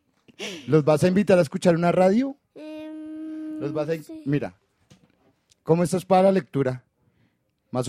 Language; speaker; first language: Spanish; native; Spanish